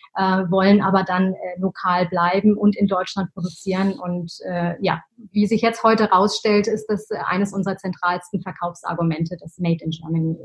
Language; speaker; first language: German; early bilingual, other home language; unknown